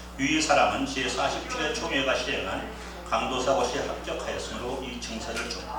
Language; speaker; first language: Korean; native; Korean